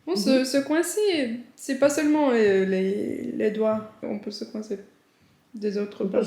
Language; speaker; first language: French; non-native, fluent; English